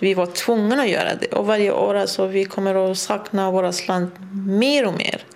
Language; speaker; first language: Swedish; non-native, fluent; Persian